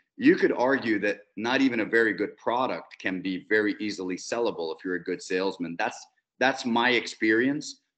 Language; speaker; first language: English; non-native, fluent; Spanish